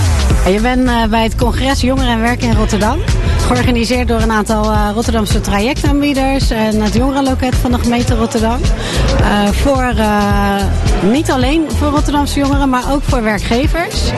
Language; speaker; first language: Dutch; native; Dutch